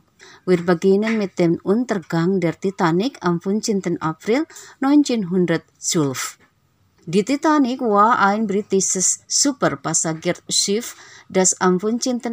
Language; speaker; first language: German; non-native, fluent; Indonesian